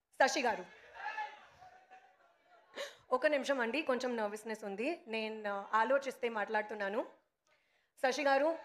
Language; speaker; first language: Telugu; non-native, learner; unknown